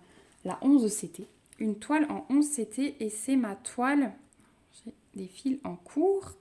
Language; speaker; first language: French; native; French